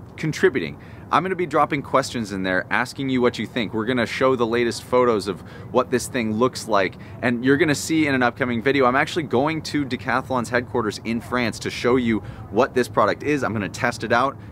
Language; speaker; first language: English; native; English